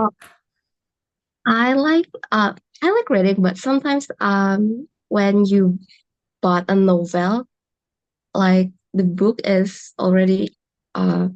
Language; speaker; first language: English; non-native, learner; Indonesian